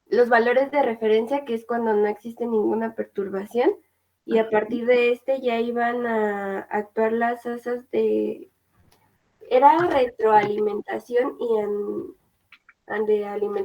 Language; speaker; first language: Spanish; native; Spanish